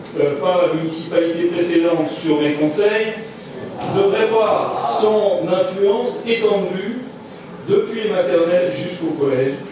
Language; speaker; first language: French; native; French